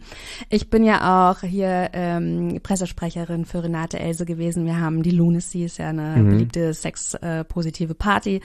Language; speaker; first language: German; native; German